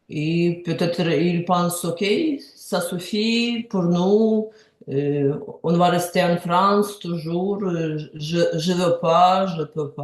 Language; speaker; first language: French; non-native, learner; Ukrainian